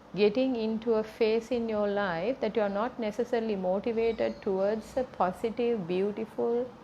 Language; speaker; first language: English; non-native, local second language; Sinhala